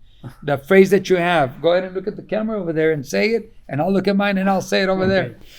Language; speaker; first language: English; native; English